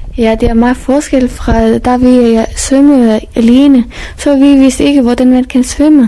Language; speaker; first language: Danish; non-native, fluent; Persian